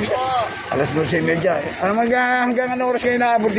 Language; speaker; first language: Filipino; native; Filipino